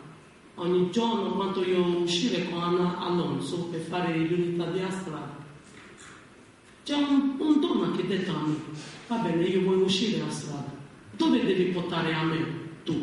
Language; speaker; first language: Italian; non-native, learner; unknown